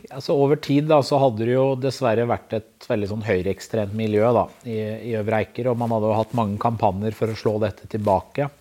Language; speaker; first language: Norwegian; native; Norwegian